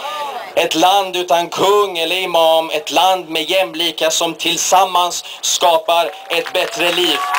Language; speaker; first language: Swedish; early bilingual, other home language; Persian